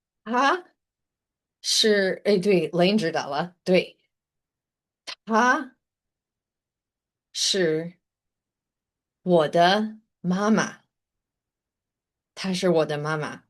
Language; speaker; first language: Chinese; non-native, fluent; English